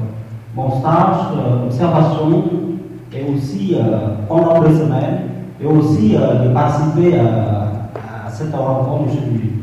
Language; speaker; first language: French; non-native, fluent; Khmer